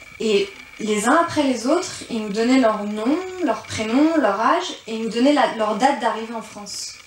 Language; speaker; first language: French; early bilingual, other home language; Persian